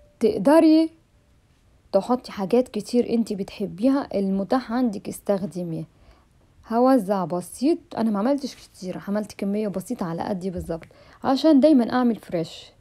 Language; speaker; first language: Arabic; native; Arabic